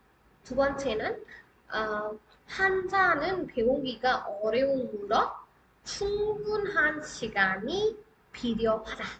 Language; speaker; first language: Korean; non-native, fluent; Hindi